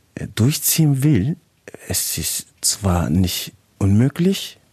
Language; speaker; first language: German; non-native, fluent; Spanish